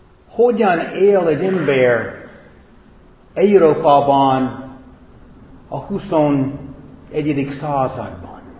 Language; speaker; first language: Hungarian; non-native, fluent; English